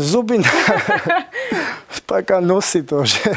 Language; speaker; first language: Russian; non-native, learner; Georgian